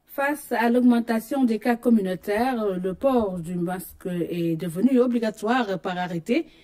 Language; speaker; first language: French; non-native, local second language; Wolof